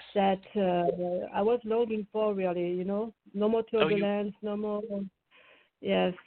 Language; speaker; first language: English; non-native, fluent; French